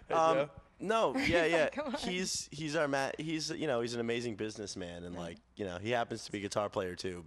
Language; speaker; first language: English; native; English